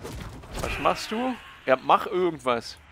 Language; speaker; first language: German; native; German